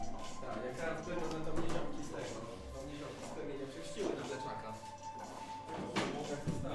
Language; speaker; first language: Polish; native; Polish